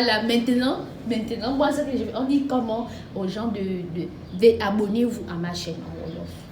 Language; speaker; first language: French; non-native, local second language; Fang